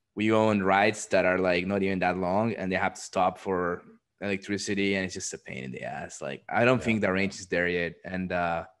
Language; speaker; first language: English; non-native, fluent; Spanish